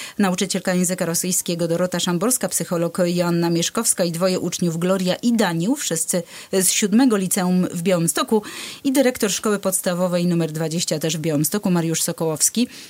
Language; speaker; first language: Polish; native; Polish